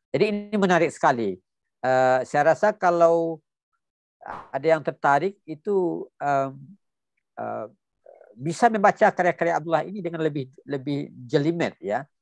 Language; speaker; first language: Indonesian; non-native, local second language; Minangkabau